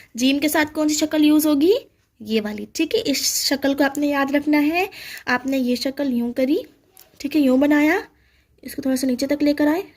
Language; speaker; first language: Urdu; native; Urdu